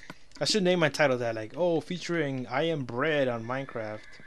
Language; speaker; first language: English; native; English